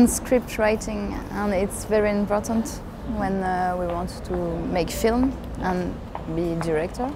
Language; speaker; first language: English; non-native, learner; French